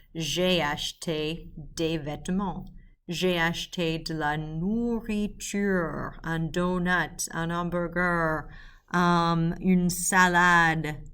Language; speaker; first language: French; non-native, fluent; English